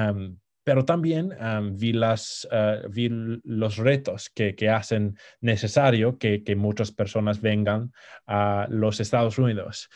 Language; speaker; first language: Spanish; non-native, fluent; English